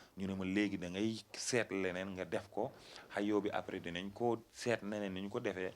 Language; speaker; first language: Wolof; non-native, local second language; Fula